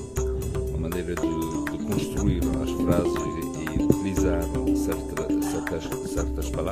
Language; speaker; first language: Portuguese; early bilingual, heritage; French